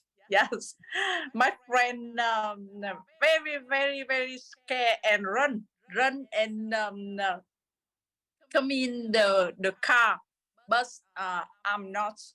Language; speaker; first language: English; non-native, learner; Vietnamese